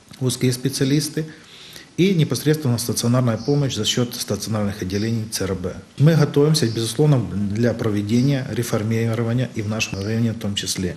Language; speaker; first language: Russian; native; Russian